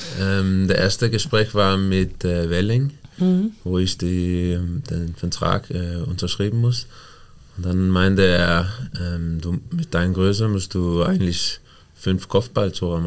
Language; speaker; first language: German; non-native, fluent; Danish